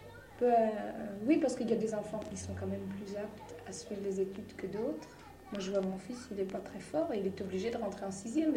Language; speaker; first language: French; native; French